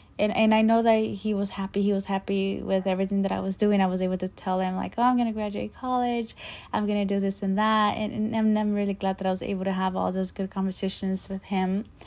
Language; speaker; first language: English; early bilingual, other home language; Spanish